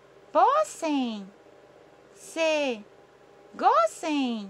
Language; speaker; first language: Portuguese; native; Portuguese